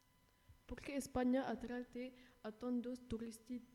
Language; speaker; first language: Spanish; non-native, learner; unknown